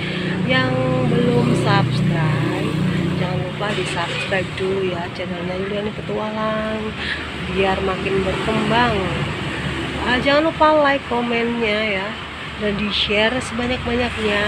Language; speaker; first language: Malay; non-native, local second language; Javanese